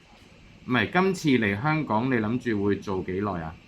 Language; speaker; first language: Cantonese; native; Cantonese